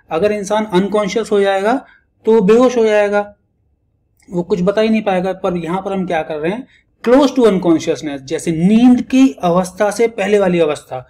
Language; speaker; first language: Hindi; native; Hindi